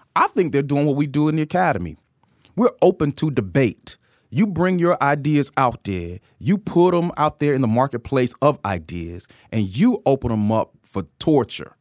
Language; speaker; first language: English; native; English